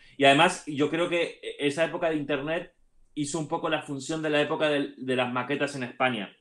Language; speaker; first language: Spanish; native; Spanish